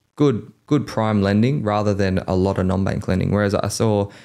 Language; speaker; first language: English; native; English